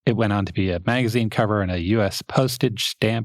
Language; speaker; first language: English; native; English